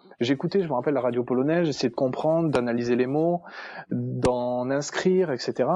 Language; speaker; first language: French; native; French